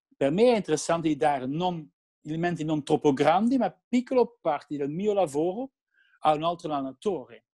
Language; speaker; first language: Italian; non-native, learner; Dutch